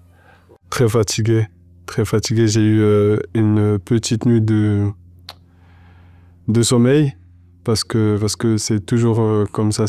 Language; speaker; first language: French; non-native, local second language; Arabic